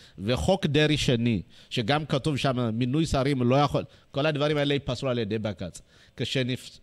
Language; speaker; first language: Hebrew; non-native, fluent; Amharic